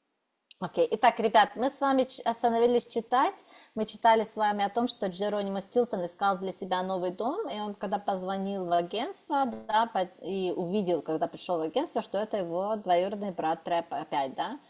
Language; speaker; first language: Russian; native; Russian